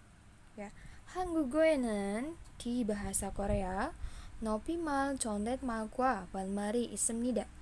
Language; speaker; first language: Korean; non-native, fluent; Indonesian